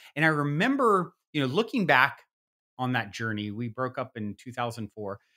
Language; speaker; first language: English; native; English